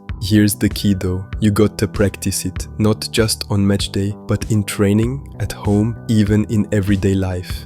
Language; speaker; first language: English; native; English